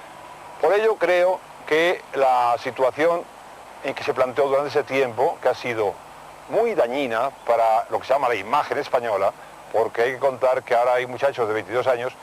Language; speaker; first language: Spanish; native; Spanish